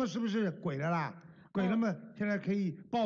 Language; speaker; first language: Chinese; native; Chinese